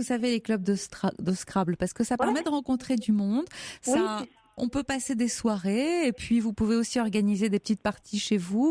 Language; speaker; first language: French; native; French